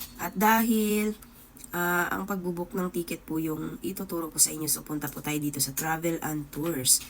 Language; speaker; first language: Filipino; non-native, local second language; Cebuano